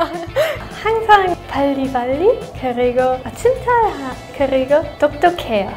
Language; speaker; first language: Korean; non-native, learner; German